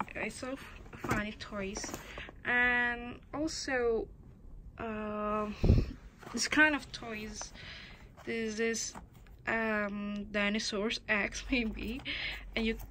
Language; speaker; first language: English; non-native, learner; Indonesian